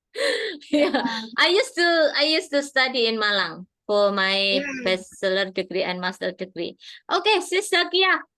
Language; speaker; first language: English; non-native, fluent; Indonesian